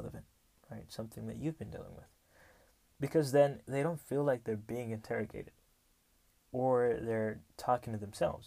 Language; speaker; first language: English; non-native, local second language; Kinyarwanda